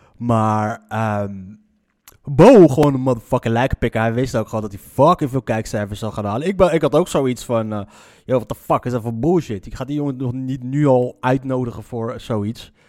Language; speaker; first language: Dutch; early bilingual, other home language; Arabic